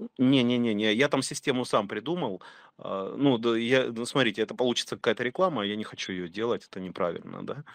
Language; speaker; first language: Russian; native; Russian